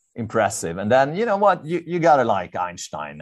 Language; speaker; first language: English; non-native, fluent; Swedish